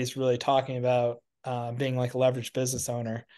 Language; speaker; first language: English; native; English